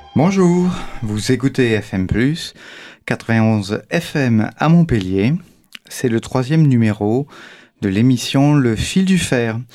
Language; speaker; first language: French; native; French